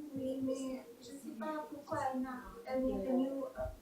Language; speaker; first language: French; non-native, learner; Marathi